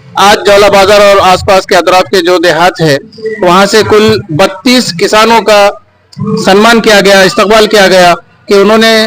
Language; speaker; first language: Hindi; non-native, local second language; Urdu